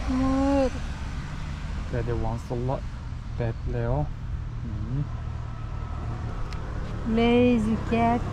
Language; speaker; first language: English; non-native, learner; Turkish